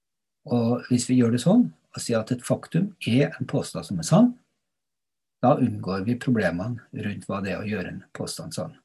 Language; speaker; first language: Norwegian; native; Norwegian